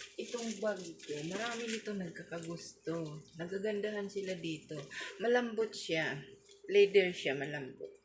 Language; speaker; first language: Filipino; non-native, local second language; Waray